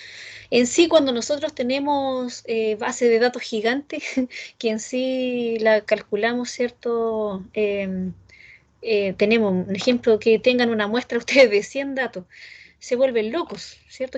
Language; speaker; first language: Spanish; native; Spanish